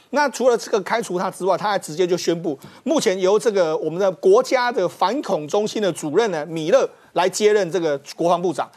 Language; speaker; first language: Chinese; native; Chinese